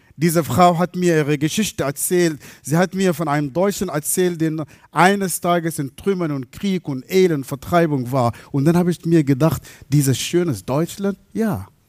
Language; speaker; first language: German; non-native, fluent; Arabic